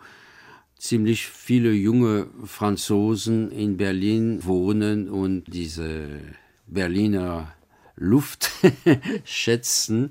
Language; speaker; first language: German; non-native, fluent; French